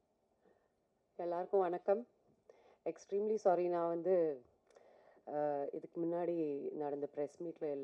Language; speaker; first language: Tamil; non-native, fluent; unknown